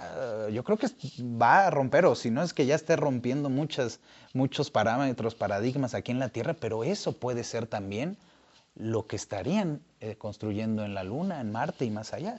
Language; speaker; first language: Spanish; native; Spanish